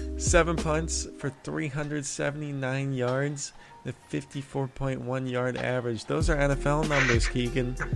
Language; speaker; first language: English; native; English